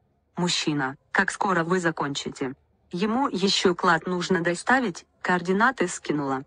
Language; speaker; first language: Russian; native; Russian